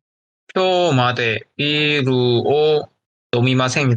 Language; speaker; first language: Japanese; non-native, learner; Korean